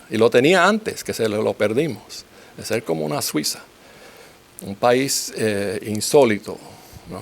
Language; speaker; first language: Spanish; native; Spanish